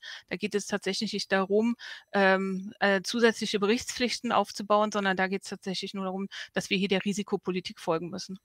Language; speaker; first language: German; native; German